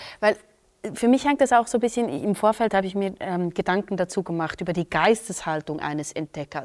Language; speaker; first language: German; native; German